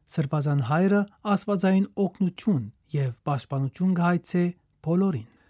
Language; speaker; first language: Armenian; early bilingual, heritage; Armenian